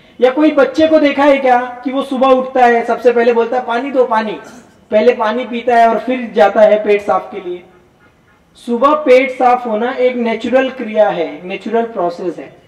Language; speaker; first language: Hindi; non-native, local second language; Gujarati